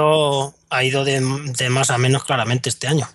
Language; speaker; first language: Spanish; native; Spanish